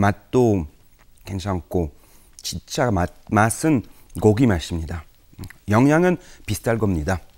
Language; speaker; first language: Korean; non-native, fluent; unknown